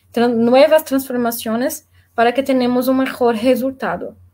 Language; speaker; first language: Spanish; non-native, learner; Portuguese